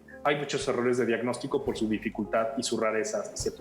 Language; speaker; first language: Spanish; native; Spanish